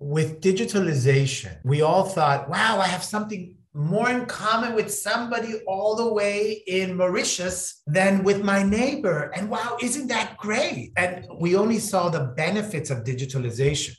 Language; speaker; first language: English; native; English